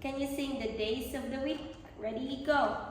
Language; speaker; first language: English; non-native, learner; Vietnamese